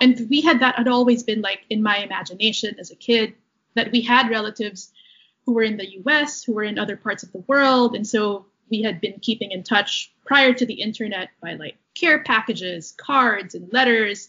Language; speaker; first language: English; non-native, local second language; Filipino